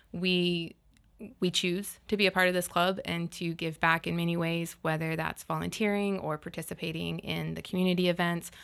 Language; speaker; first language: English; native; English